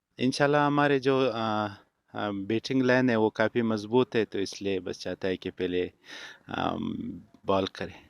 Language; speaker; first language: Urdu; non-native, local second language; Pashto